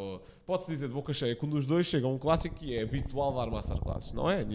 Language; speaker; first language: Portuguese; native; Portuguese